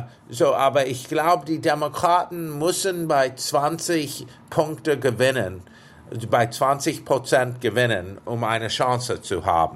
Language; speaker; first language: German; non-native, fluent; English